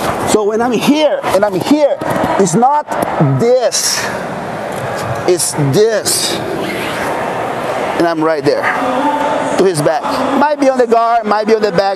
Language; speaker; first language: English; non-native, fluent; Portuguese